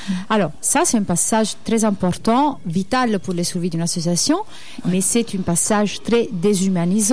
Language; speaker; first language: French; native; French